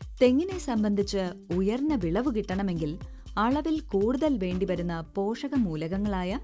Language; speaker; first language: Malayalam; native; Malayalam